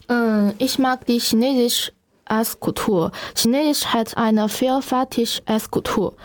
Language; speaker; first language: German; non-native, learner; Chinese